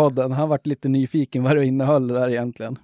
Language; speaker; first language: Swedish; native; Swedish